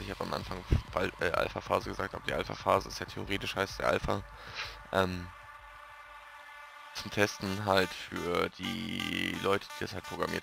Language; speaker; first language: German; native; German